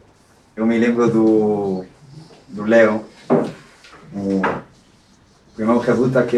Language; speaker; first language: Portuguese; non-native, local second language; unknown